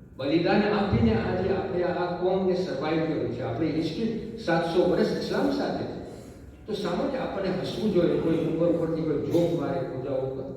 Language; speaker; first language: Gujarati; early bilingual, heritage; Gujarati